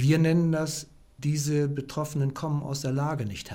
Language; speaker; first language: German; native; German